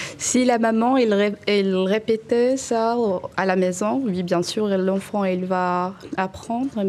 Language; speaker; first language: French; non-native, local second language; Arabic